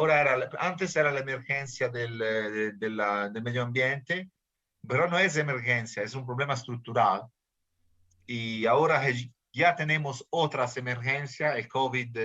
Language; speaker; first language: Spanish; non-native, fluent; Italian